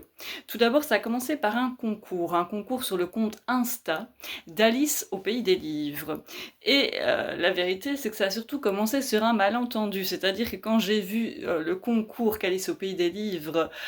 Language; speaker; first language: French; native; French